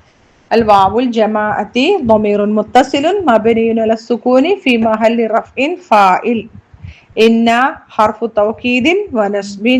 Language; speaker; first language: Arabic; non-native, fluent; Malayalam